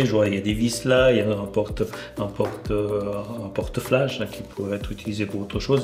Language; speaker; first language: French; native; French